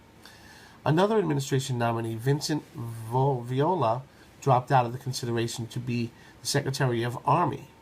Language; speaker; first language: English; native; English